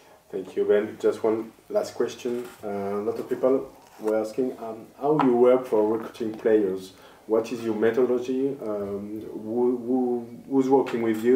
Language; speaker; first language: English; non-native, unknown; French